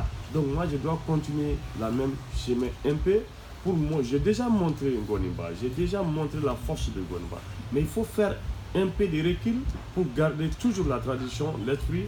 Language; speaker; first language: French; non-native, local second language; Bambara